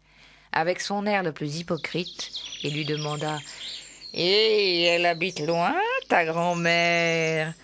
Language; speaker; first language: French; native; French